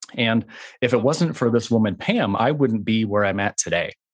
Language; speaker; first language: English; native; English